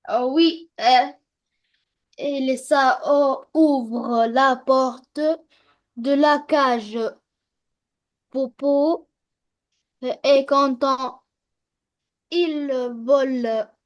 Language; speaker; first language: French; non-native, learner; Arabic